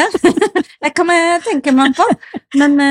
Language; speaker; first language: Norwegian; non-native, fluent; Spanish